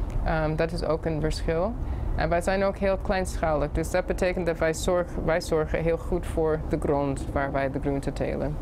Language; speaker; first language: Dutch; non-native, fluent; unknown